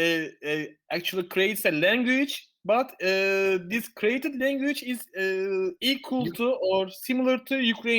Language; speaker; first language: English; non-native, fluent; Turkish